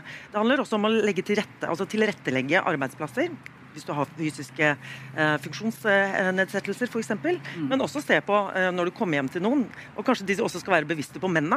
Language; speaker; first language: Norwegian; native; Norwegian